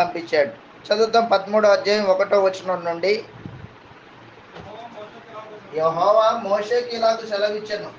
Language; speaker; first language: Telugu; native; Telugu